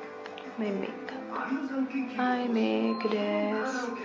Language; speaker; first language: Japanese; non-native, fluent; English